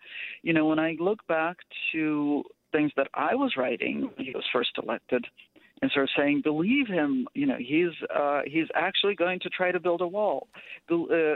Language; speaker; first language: English; non-native, fluent; Russian